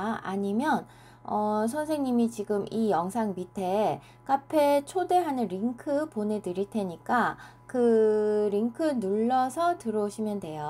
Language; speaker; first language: Korean; native; Korean